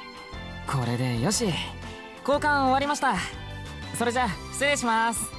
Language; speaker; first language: Japanese; native; Japanese